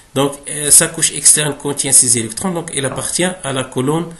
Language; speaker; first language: French; non-native, local second language; Arabic